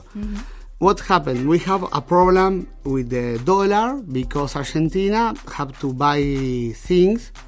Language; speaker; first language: English; non-native, fluent; Spanish